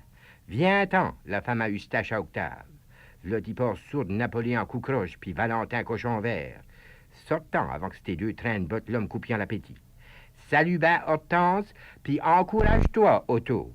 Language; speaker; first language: French; native; French